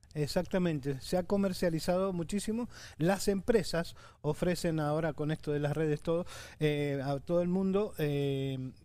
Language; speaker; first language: Spanish; native; Spanish